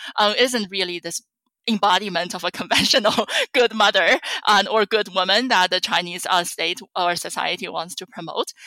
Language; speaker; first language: English; non-native, fluent; Chinese